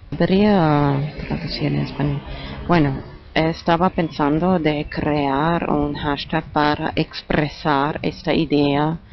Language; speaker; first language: Spanish; non-native, learner; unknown